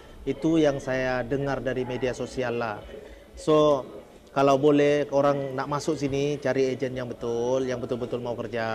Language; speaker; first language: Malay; early bilingual, heritage; Indonesian